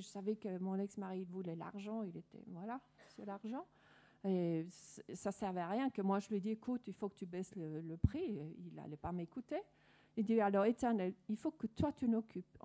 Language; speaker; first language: French; non-native, fluent; Danish